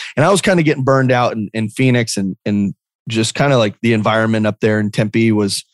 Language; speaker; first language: English; native; English